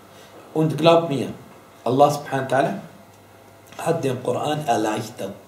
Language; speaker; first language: German; non-native, fluent; Arabic